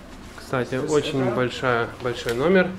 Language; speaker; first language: Russian; native; Russian